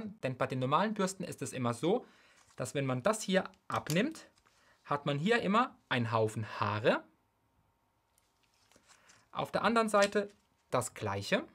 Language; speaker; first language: German; native; German